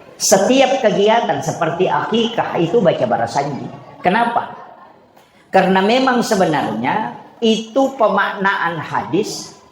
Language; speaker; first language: Indonesian; non-native, local second language; Buginese